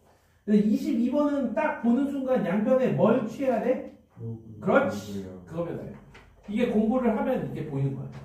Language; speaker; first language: Korean; native; Korean